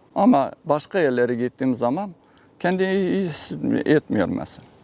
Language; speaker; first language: Turkish; non-native, local second language; Kurdish